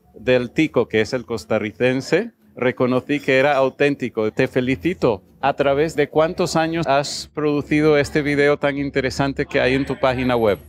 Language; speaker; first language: Spanish; non-native, fluent; English